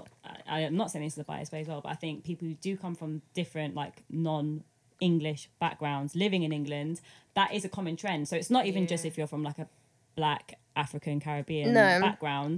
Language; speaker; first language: English; native; English